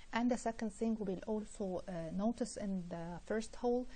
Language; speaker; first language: English; non-native, fluent; Arabic